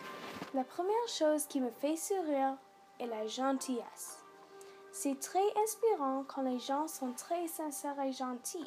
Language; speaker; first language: French; non-native, local second language; English